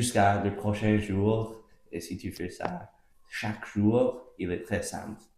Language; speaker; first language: French; non-native, local second language; English